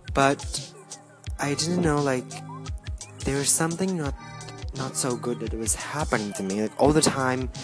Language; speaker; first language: English; non-native, learner; Indonesian